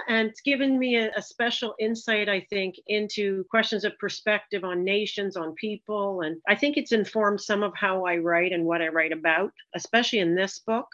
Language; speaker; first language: English; native; English